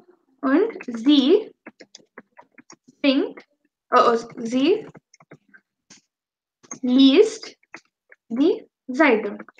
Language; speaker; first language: German; non-native, fluent; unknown